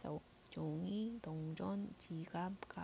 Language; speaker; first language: Korean; non-native, fluent; Iloko